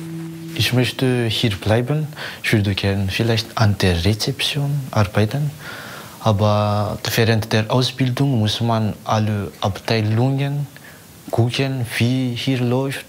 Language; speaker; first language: German; non-native, learner; Malagasy